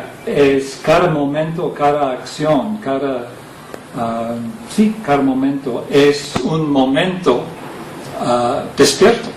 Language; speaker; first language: Spanish; non-native, fluent; English